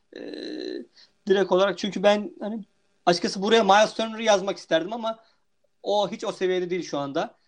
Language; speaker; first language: Turkish; native; Turkish